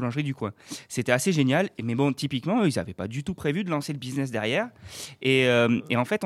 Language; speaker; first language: French; native; French